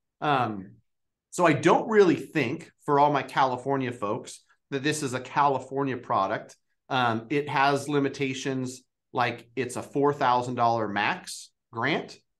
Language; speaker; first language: English; native; English